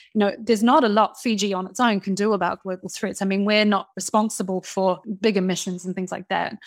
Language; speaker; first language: English; native; English